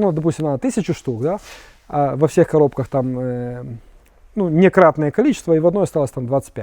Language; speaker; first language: Russian; native; Russian